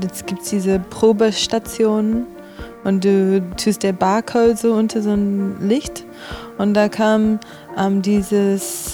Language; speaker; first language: German; non-native, fluent; English